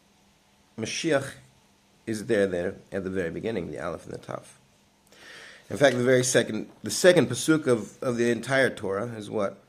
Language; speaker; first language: English; native; English